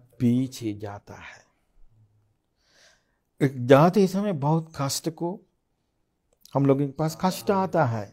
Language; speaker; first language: Hindi; non-native, fluent; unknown